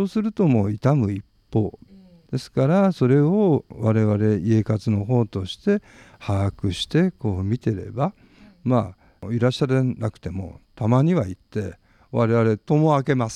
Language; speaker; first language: Japanese; native; Japanese